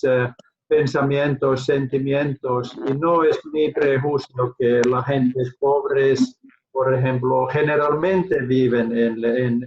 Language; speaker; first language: Spanish; non-native, learner; Finnish